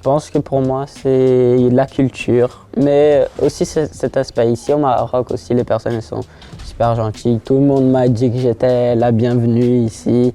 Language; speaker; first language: French; early bilingual, heritage; French